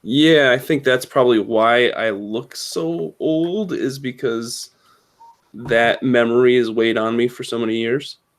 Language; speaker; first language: English; native; English